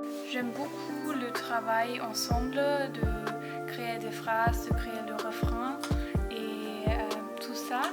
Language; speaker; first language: French; non-native, learner; German